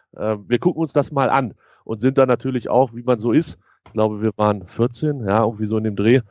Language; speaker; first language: German; native; German